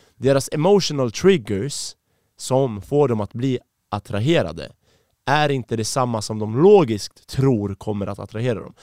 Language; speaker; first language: Swedish; early bilingual, other home language; Persian